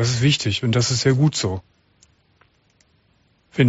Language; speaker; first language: German; native; German